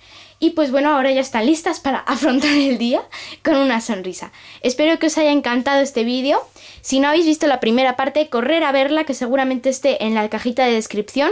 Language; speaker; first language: Spanish; native; Spanish